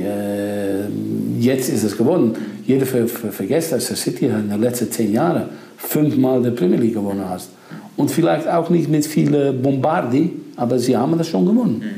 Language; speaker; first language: German; non-native, fluent; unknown